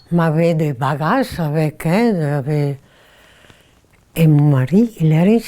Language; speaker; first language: French; non-native, learner; Italian